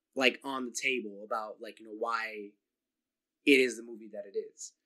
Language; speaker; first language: English; native; English